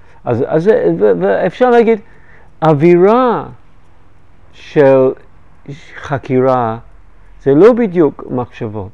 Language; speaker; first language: Hebrew; non-native, fluent; English